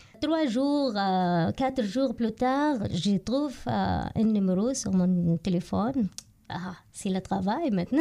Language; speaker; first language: French; non-native, learner; Arabic